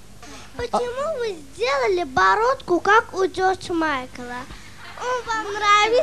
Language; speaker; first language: Russian; non-native, local second language; Azerbaijani